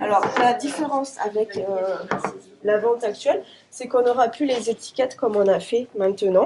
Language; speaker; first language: French; native; French